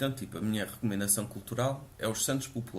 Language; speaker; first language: Portuguese; native; Portuguese